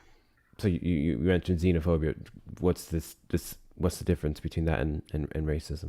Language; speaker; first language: English; native; English